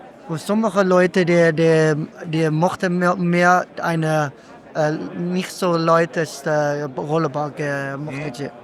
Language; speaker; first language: German; non-native, learner; Dutch